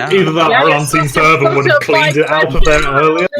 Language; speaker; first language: English; native; English